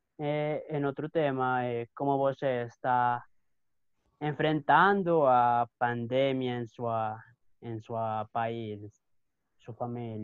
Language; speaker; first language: Portuguese; non-native, learner; Spanish